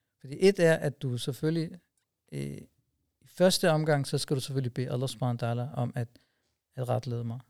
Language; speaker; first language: Danish; early bilingual, other home language; Urdu